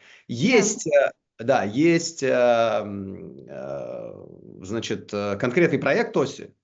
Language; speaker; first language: Russian; native; Russian